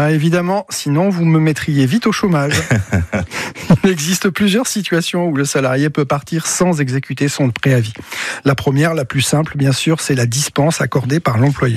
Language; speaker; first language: French; native; French